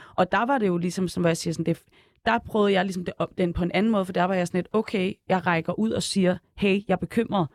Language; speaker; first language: Danish; early bilingual, other home language; Arabic